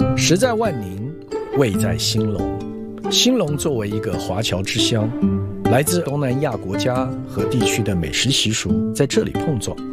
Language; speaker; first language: Chinese; native; Chinese